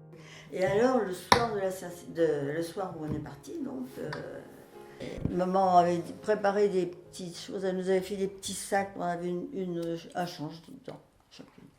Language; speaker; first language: French; native; French